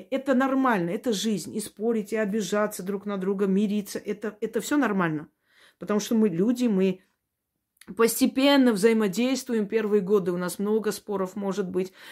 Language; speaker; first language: Russian; non-native, local second language; Armenian